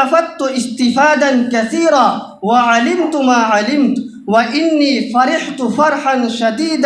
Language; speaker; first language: Arabic; non-native, fluent; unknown